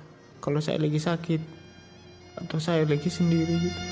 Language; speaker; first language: Indonesian; non-native, local second language; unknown